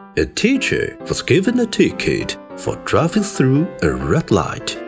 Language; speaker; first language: English; non-native, fluent; Chinese